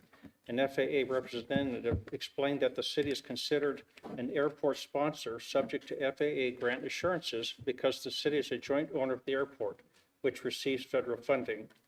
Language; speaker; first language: English; native; English